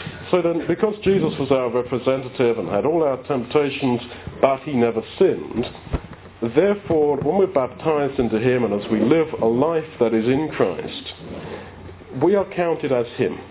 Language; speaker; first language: English; native; English